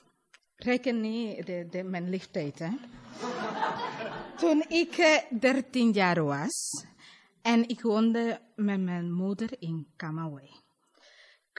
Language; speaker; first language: Dutch; non-native, fluent; Spanish